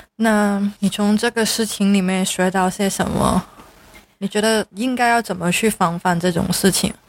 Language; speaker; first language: Chinese; non-native, local second language; Cantonese